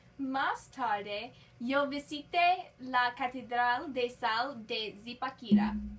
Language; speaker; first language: Spanish; non-native, learner; English